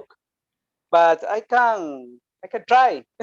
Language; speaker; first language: English; non-native, learner; Spanish